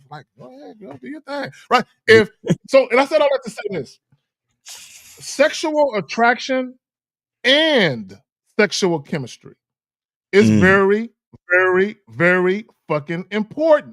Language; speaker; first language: English; native; English